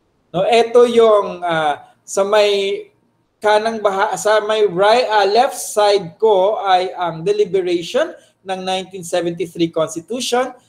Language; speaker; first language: Filipino; native; Filipino